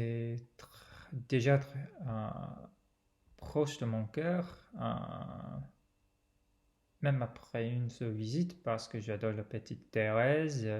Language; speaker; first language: French; non-native, fluent; English